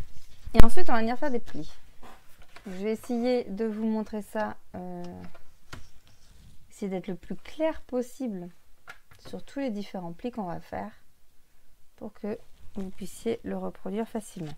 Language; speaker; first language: French; native; French